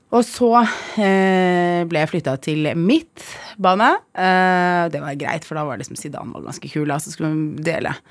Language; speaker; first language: Norwegian; early bilingual, other home language; Arabic